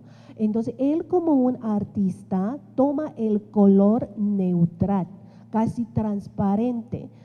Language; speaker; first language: Spanish; non-native, fluent; Chinese